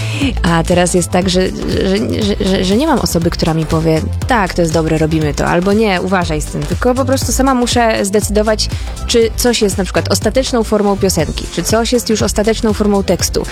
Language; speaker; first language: Polish; native; Polish